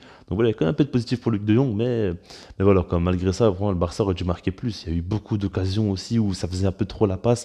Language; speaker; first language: French; native; French